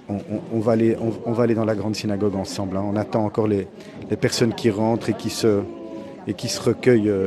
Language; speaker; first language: French; native; French